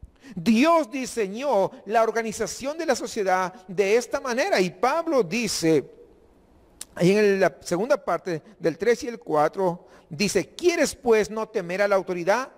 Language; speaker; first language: Spanish; native; Spanish